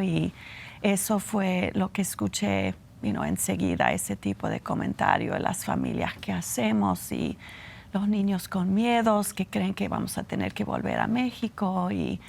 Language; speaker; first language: Spanish; non-native, fluent; English